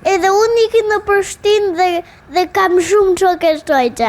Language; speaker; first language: Albanian; early bilingual, heritage; Albanian